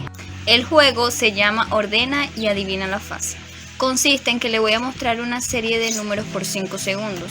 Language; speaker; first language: Spanish; native; Spanish